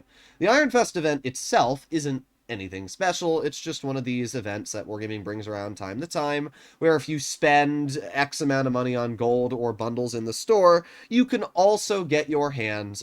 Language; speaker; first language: English; native; English